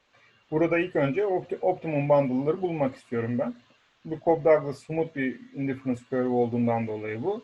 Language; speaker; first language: Turkish; native; Turkish